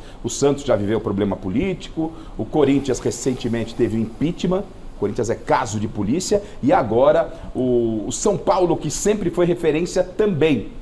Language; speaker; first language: Portuguese; native; Portuguese